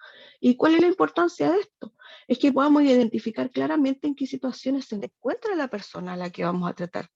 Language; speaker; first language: Spanish; native; Spanish